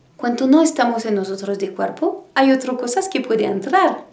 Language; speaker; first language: Spanish; non-native, learner; French